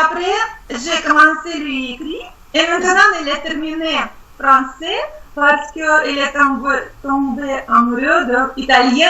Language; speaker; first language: French; non-native, learner; Russian